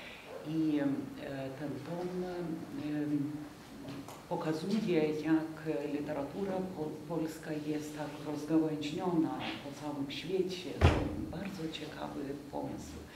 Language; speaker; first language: Polish; non-native, fluent; Lithuanian